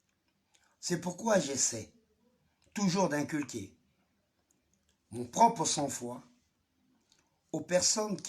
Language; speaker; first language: French; non-native, local second language; Lingala